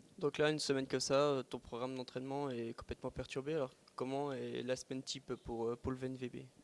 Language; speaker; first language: French; native; French